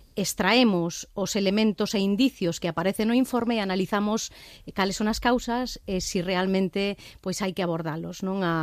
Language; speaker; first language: Galician; non-native, local second language; Spanish